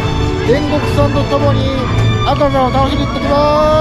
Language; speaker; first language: Japanese; native; Japanese